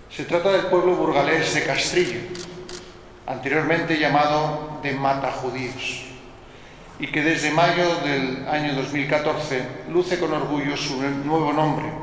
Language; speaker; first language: Spanish; native; Spanish